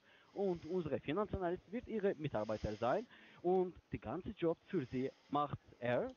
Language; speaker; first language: German; non-native, learner; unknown